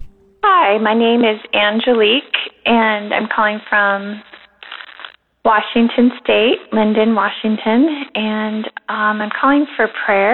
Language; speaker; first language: English; native; English